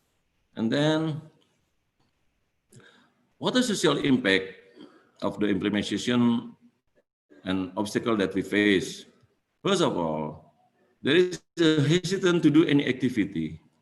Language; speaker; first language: English; non-native, fluent; Indonesian